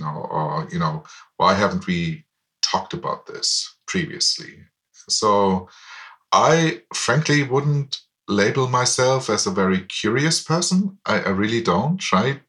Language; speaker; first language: English; non-native, fluent; German